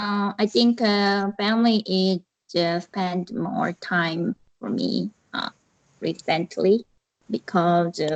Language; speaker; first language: English; non-native, learner; Korean